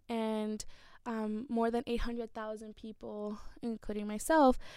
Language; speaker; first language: English; early bilingual, other home language; Spanish